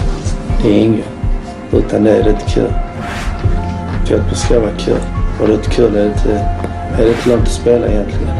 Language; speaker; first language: Swedish; early bilingual, other home language; Bosnian